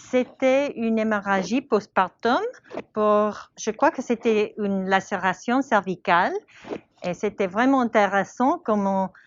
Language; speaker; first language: French; non-native, learner; English